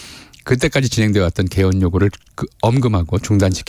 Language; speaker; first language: Korean; native; Korean